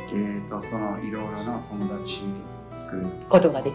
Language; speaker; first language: Japanese; non-native, learner; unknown